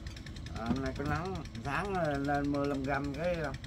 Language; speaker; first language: Vietnamese; native; Vietnamese